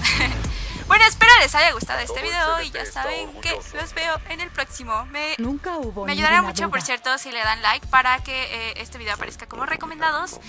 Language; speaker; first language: Spanish; native; Spanish